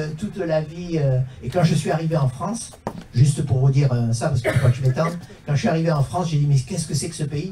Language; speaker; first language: French; native; French